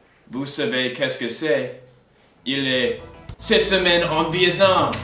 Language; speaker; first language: French; non-native, learner; English